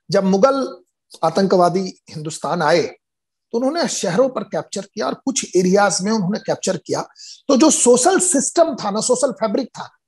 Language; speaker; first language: Hindi; native; Hindi